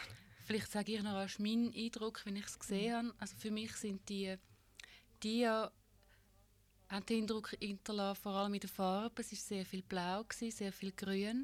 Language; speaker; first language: German; native; German